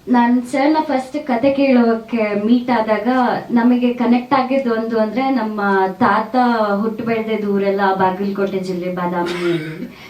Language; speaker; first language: Kannada; native; Kannada